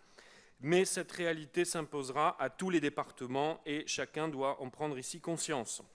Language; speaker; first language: French; native; French